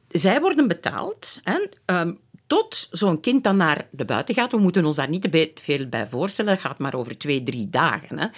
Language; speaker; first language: Dutch; native; Dutch